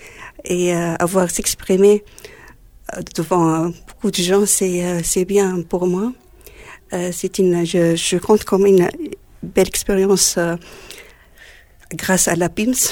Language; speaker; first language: French; non-native, learner; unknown